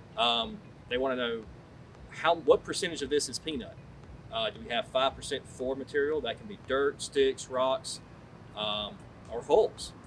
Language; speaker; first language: English; native; English